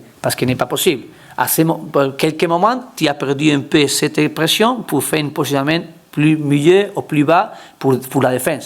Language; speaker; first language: French; non-native, learner; Spanish